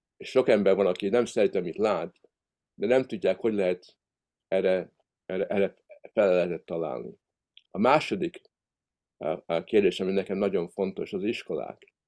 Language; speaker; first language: Hungarian; early bilingual, heritage; Hungarian